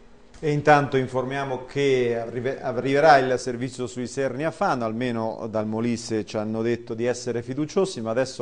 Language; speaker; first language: Italian; native; Italian